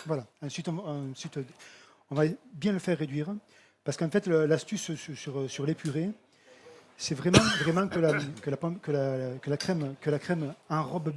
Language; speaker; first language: French; native; French